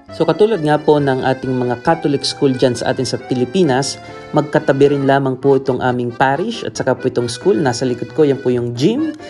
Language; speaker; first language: Filipino; native; Filipino